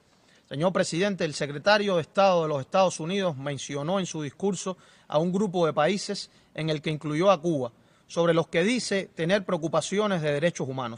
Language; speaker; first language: Spanish; native; Spanish